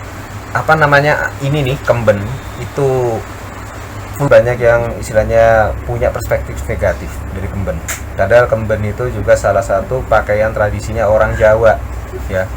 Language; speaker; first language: Indonesian; native; Indonesian